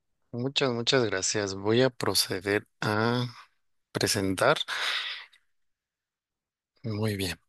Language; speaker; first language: Spanish; native; Spanish